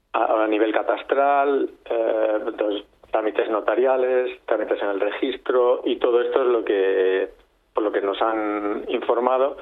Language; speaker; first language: Spanish; native; Spanish